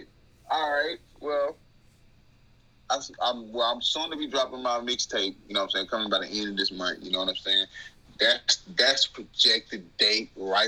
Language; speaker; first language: English; native; English